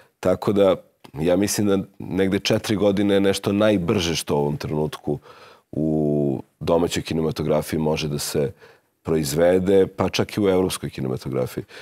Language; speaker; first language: Serbian; native; Serbian